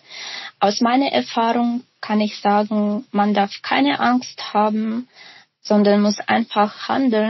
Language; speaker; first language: German; non-native, fluent; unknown